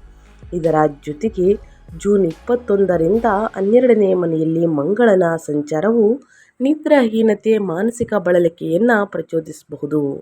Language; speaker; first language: Kannada; native; Kannada